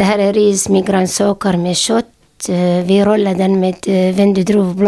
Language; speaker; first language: Swedish; non-native, learner; Syriac